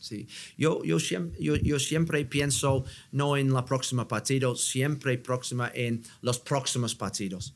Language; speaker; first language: Spanish; non-native, learner; English